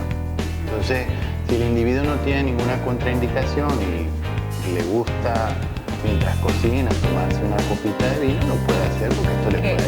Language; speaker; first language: Spanish; native; Spanish